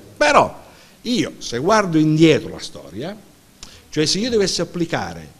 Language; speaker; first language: Italian; native; Italian